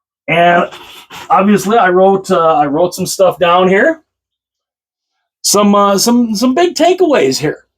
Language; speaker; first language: English; native; English